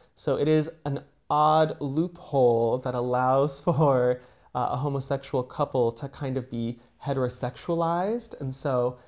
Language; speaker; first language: English; native; English